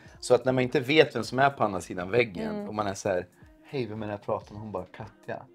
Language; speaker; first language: Swedish; native; Swedish